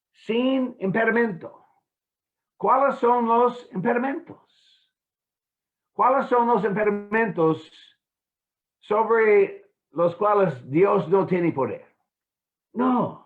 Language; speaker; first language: Spanish; non-native, fluent; English